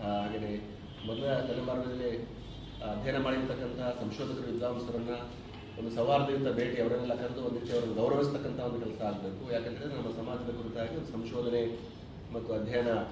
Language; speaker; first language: Kannada; non-native, local second language; Lambadi